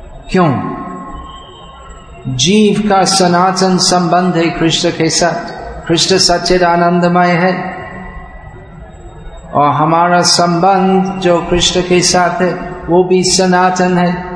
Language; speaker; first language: Hindi; non-native, fluent; English